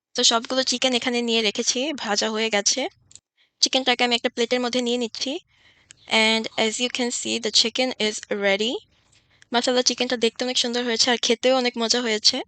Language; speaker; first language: Bangla; early bilingual, heritage; Bangla